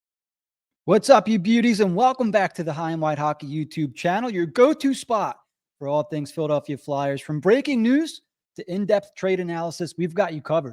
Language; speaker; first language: English; native; English